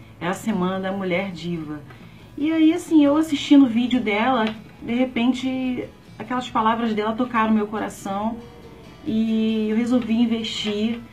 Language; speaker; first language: Portuguese; native; Portuguese